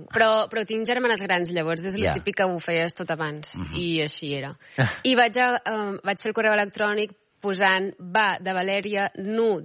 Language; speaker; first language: Catalan; native; Catalan